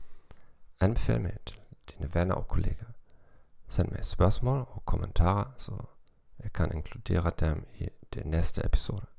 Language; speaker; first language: Danish; non-native, fluent; German